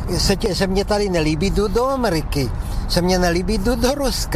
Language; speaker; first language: Czech; non-native, local second language; Slovak